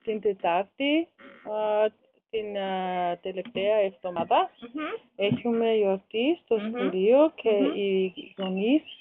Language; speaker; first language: Greek; non-native, learner; German